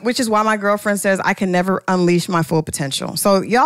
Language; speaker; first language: English; native; English